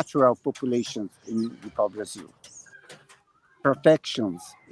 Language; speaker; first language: English; non-native, learner; Portuguese